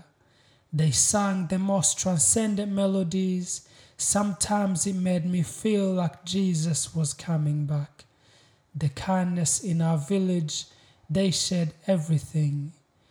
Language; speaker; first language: English; non-native, local second language; Kinyarwanda